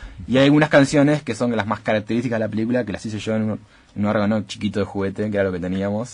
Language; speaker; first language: Spanish; native; Spanish